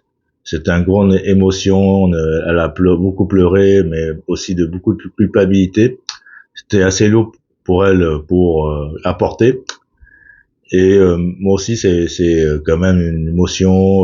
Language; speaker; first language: French; early bilingual, other home language; Korean